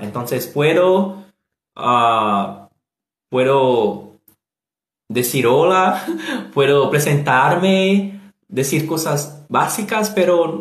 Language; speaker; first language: Spanish; non-native, learner; Portuguese